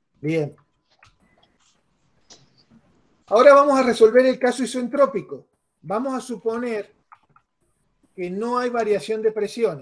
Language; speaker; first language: Spanish; native; Spanish